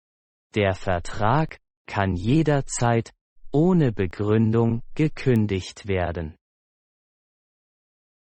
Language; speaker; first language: German; non-native, fluent; Persian